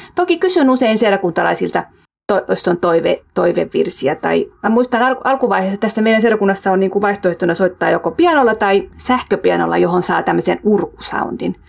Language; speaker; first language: Finnish; early bilingual, heritage; Finnish